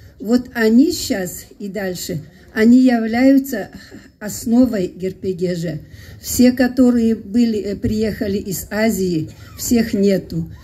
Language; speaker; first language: Russian; non-native, local second language; Karachay-Balkar